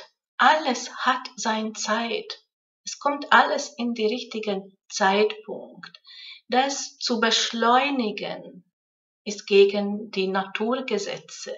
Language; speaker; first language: German; non-native, fluent; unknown